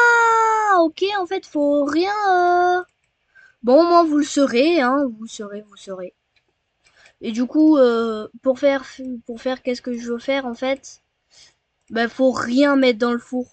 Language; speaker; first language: French; native; French